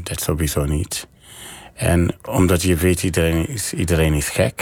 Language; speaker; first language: Dutch; non-native, fluent; English